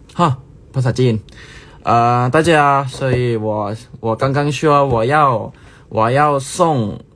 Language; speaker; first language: Chinese; non-native, learner; Thai